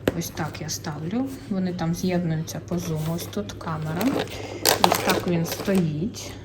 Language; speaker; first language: Ukrainian; non-native, local second language; Russian